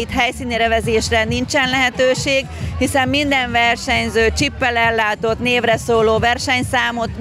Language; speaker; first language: Hungarian; native; Hungarian